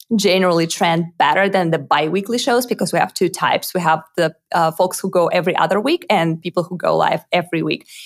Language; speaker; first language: English; non-native, fluent; Russian